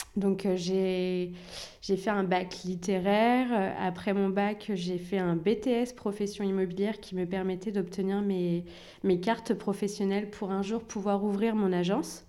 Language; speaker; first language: French; early bilingual, other home language; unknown